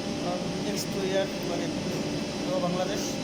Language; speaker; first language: English; non-native, learner; Bangla